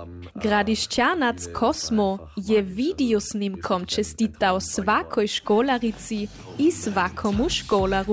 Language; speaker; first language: Croatian; native; Croatian